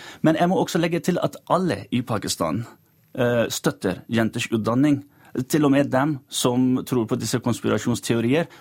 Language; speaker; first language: Norwegian; non-native, fluent; Urdu